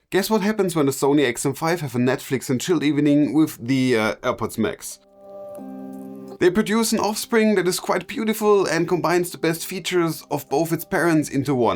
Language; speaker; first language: English; non-native, fluent; German